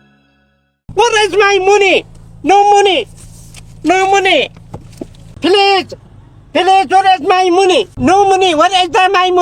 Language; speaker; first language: English; non-native, learner; Arabic